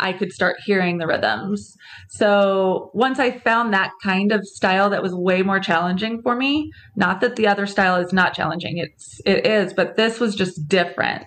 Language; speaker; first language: English; native; English